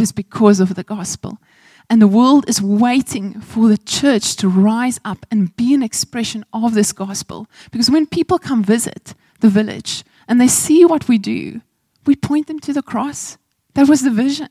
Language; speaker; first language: English; non-native, local second language; Afrikaans